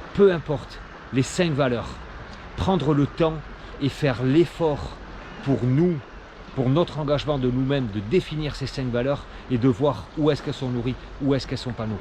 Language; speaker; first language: French; native; French